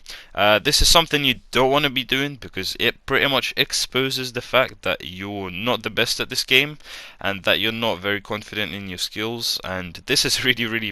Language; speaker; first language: English; native; English